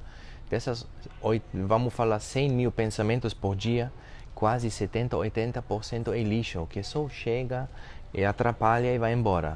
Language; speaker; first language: Portuguese; non-native, fluent; German